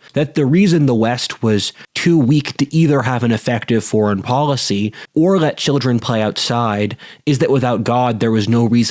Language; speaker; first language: English; native; English